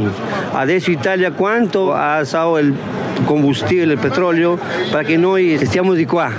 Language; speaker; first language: Italian; non-native, learner; Spanish